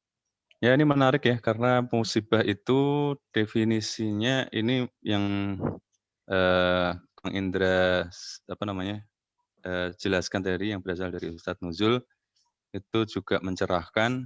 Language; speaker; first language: Indonesian; native; Indonesian